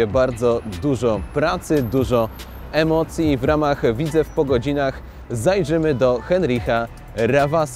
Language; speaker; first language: Polish; native; Polish